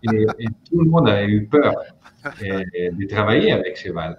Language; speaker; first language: French; non-native, fluent; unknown